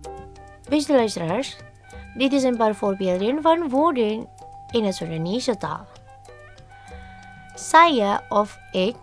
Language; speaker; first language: Dutch; non-native, learner; Indonesian